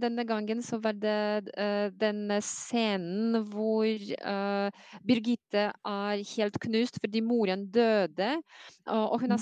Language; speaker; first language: Norwegian; non-native, fluent; Polish